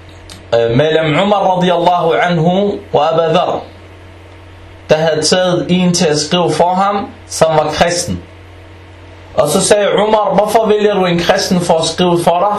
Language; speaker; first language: Danish; early bilingual, other home language; Arabic